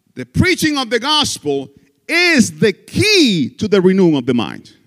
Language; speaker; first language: English; non-native, fluent; Spanish